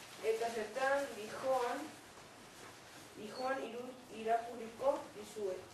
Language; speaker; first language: Basque; early bilingual, other home language; Spanish